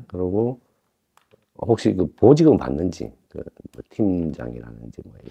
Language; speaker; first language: Korean; native; Korean